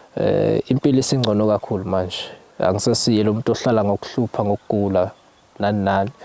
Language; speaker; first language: Zulu; native; Zulu